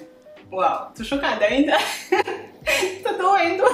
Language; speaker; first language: Portuguese; non-native, fluent; French